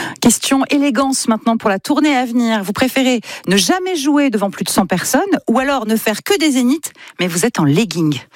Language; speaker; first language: French; native; French